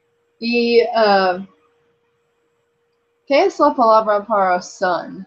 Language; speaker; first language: Spanish; non-native, learner; English